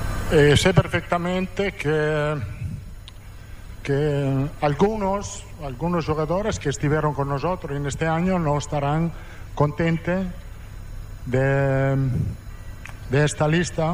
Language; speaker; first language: Portuguese; non-native, fluent; Italian